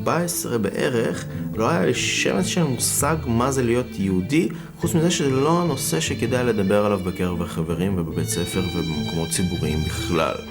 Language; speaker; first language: Hebrew; non-native, fluent; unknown